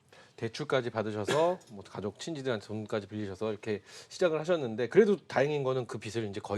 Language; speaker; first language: Korean; native; Korean